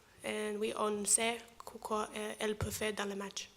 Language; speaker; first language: French; non-native, learner; English